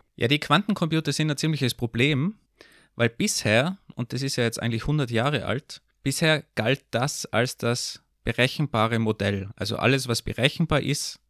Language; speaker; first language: German; native; German